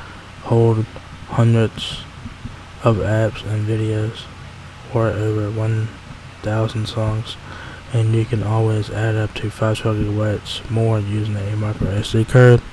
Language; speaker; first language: English; native; English